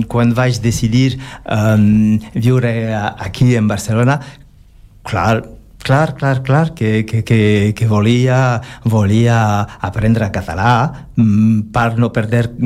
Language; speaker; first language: Catalan; non-native, learner; French